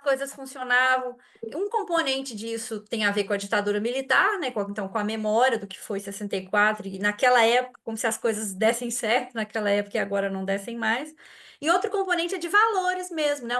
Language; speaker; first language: Portuguese; native; Portuguese